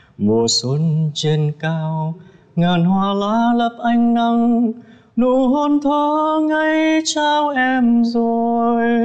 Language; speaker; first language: Vietnamese; native; Vietnamese